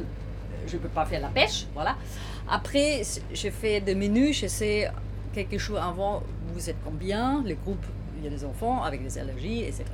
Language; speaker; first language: French; non-native, learner; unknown